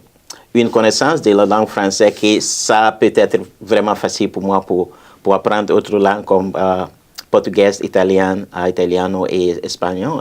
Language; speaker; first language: French; non-native, fluent; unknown